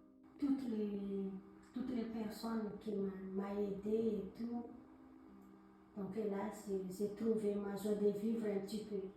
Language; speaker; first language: French; non-native, learner; Malagasy